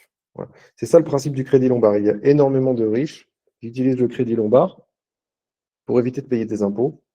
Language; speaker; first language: French; native; French